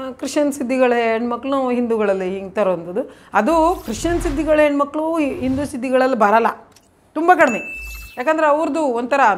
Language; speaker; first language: Kannada; non-native, local second language; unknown